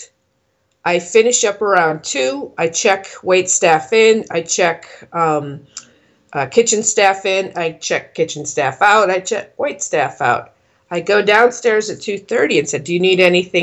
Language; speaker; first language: English; native; English